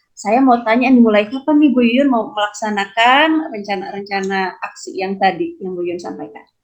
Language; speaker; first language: Indonesian; non-native, local second language; Sundanese